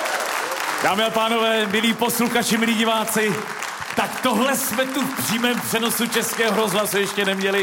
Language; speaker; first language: Czech; native; Czech